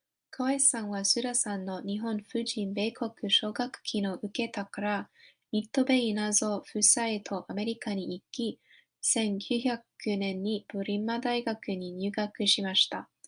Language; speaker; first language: Japanese; non-native, learner; English